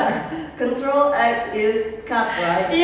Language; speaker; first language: English; non-native, learner; Indonesian